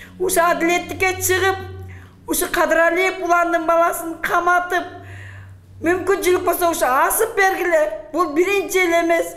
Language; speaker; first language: Kyrgyz; native; Kyrgyz